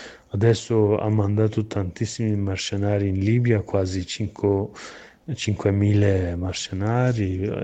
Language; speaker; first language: Italian; non-native, learner; Kurdish